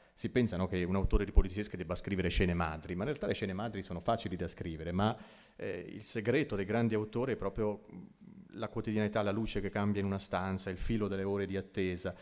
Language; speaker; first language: Italian; native; Italian